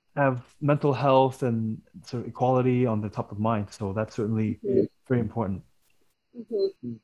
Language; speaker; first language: English; non-native, local second language; Cantonese